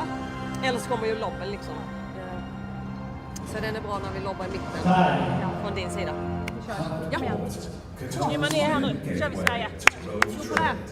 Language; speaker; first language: Swedish; native; Swedish